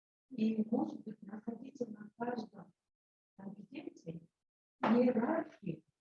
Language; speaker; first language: Russian; non-native, local second language; Kyrgyz